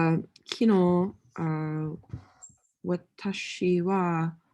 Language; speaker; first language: Japanese; non-native, learner; English